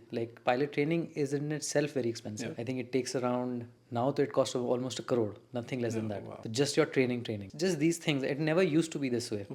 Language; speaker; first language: Hindi; native; Hindi